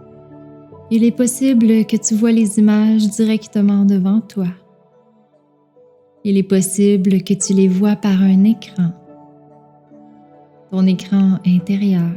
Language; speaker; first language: French; native; French